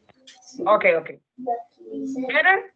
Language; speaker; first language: English; non-native, fluent; Spanish